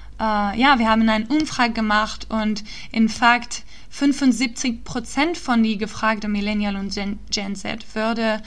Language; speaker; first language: German; early bilingual, heritage; German